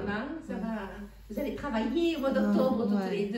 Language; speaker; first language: French; native; French